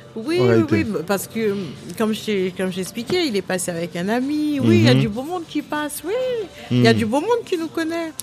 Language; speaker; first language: French; native; French